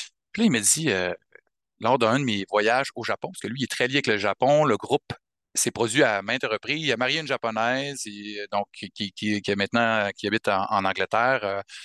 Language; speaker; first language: French; native; French